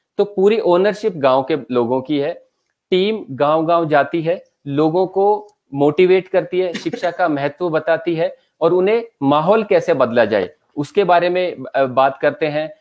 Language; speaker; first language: Hindi; native; Hindi